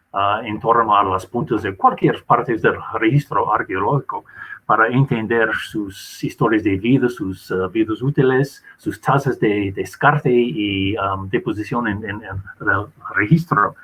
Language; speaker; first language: Spanish; non-native, fluent; English